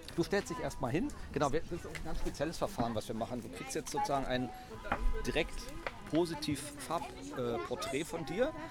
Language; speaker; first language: German; native; German